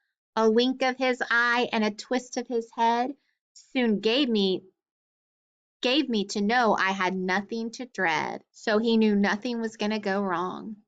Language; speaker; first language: English; native; English